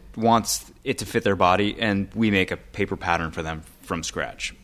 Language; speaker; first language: English; native; English